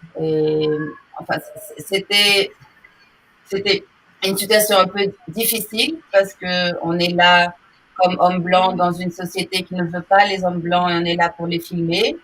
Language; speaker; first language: French; non-native, fluent; Portuguese